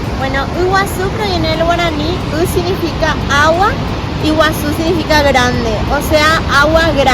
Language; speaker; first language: Spanish; native; Spanish